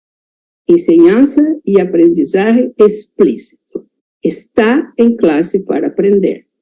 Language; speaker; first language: Spanish; non-native, fluent; Portuguese